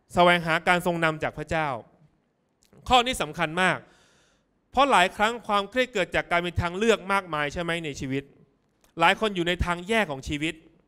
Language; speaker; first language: Thai; native; Thai